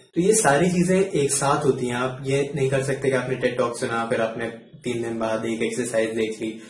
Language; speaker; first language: Hindi; native; Hindi